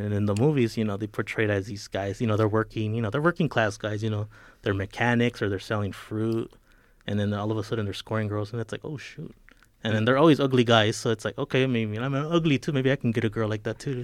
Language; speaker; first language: English; early bilingual, other home language; Spanish